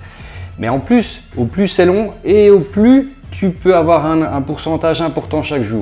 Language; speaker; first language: French; native; French